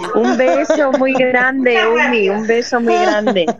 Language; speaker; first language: Spanish; native; Spanish